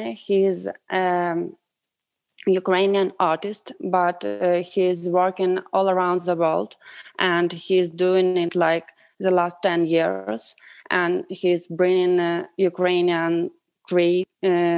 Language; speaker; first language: English; non-native, fluent; Ukrainian